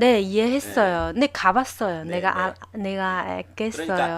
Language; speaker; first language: Korean; non-native, learner; Chinese